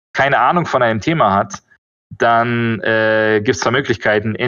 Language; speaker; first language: German; early bilingual, other home language; Russian